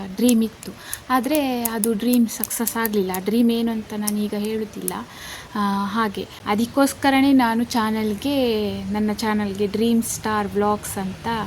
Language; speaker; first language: Kannada; non-native, local second language; Tulu